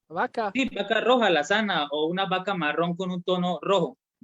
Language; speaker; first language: Spanish; native; Spanish